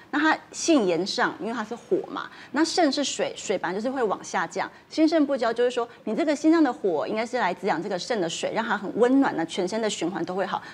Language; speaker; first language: Chinese; native; Chinese